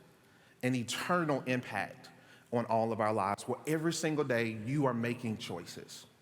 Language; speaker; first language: English; native; English